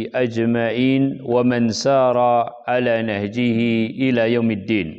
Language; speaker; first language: Arabic; non-native, fluent; Indonesian